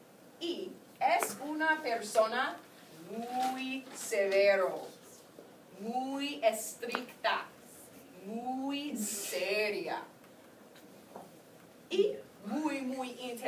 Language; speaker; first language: Spanish; non-native, fluent; English